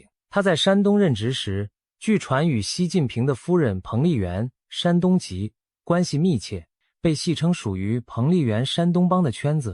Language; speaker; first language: Chinese; native; Chinese